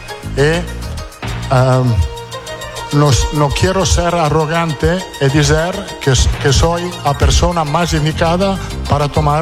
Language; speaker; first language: Portuguese; non-native, fluent; Italian